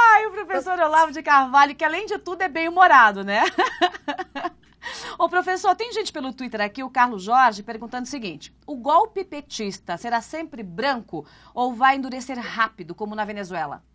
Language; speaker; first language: Portuguese; native; Portuguese